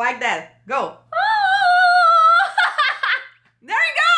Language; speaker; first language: English; non-native, learner; Portuguese